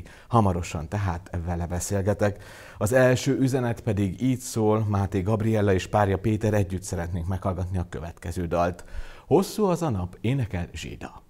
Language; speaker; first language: Hungarian; native; Hungarian